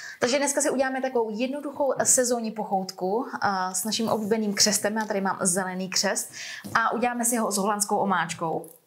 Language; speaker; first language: Czech; early bilingual, other home language; Vietnamese